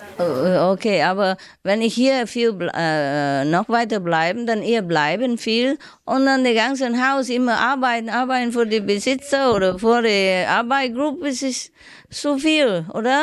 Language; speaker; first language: German; non-native, learner; Vietnamese